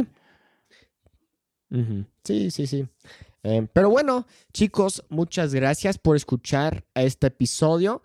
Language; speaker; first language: Spanish; non-native, fluent; English